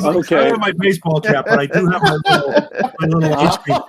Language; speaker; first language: English; native; English